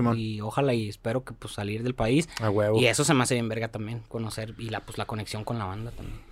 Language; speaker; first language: Spanish; native; Spanish